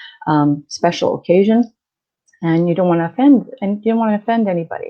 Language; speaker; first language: English; native; English